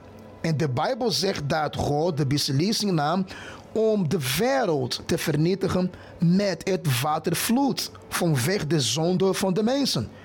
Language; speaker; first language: Dutch; non-native, fluent; Portuguese